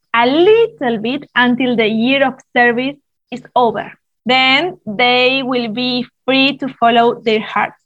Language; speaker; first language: English; non-native, fluent; Spanish